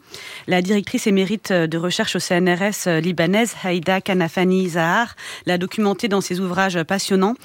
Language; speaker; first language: French; native; French